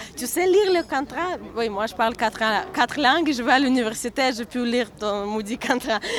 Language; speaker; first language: French; non-native, fluent; Russian